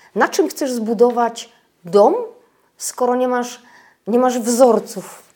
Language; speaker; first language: Polish; native; Polish